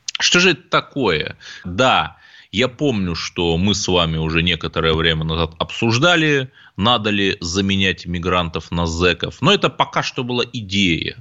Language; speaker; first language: Russian; native; Russian